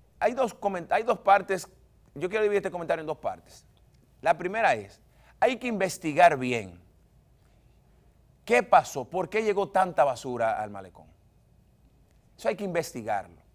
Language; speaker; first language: Spanish; native; Spanish